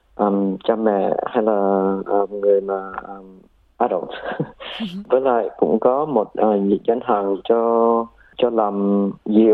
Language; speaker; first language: Vietnamese; early bilingual, heritage; Vietnamese